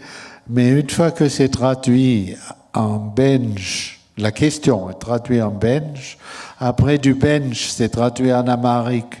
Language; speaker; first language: French; non-native, fluent; German